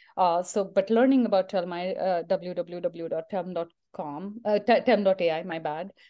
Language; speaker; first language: English; non-native, local second language; Marathi